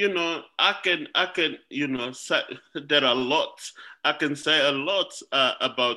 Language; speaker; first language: English; non-native, fluent; Indonesian